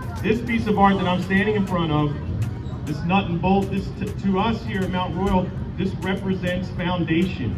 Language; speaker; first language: English; native; English